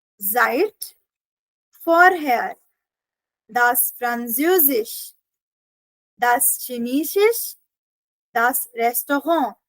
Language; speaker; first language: German; non-native, fluent; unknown